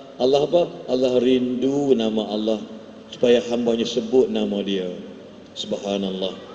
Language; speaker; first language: Malay; native; Malay